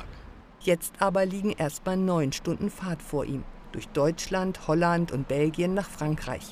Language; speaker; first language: German; native; German